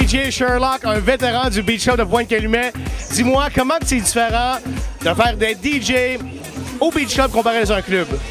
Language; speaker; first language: French; native; French